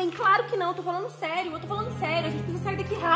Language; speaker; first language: Portuguese; native; Portuguese